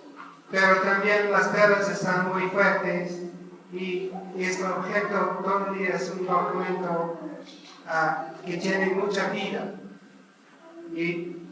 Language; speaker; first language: Spanish; non-native, learner; English